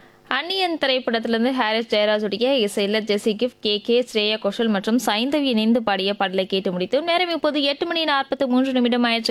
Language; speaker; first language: Tamil; native; Tamil